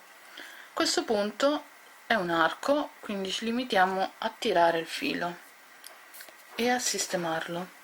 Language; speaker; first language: Italian; native; Italian